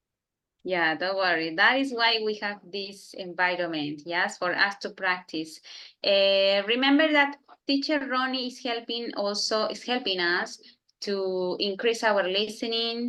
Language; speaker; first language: English; non-native, fluent; Spanish